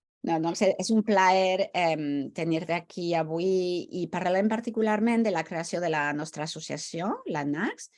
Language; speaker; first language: Catalan; non-native, fluent; French